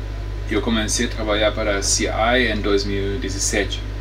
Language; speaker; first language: Portuguese; non-native, fluent; German